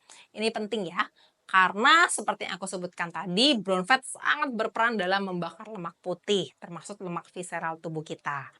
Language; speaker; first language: Indonesian; native; Indonesian